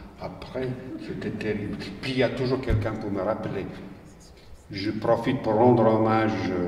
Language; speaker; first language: French; non-native, fluent; Bosnian